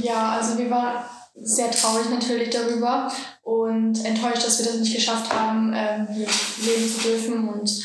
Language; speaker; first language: German; early bilingual, other home language; Georgian